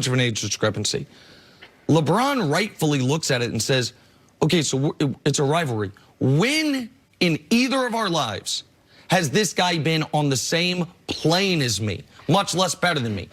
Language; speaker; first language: English; native; English